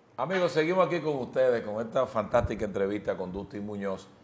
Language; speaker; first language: Spanish; native; Spanish